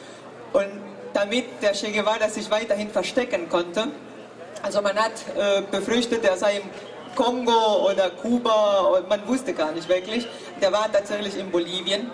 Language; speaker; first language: German; non-native, fluent; Spanish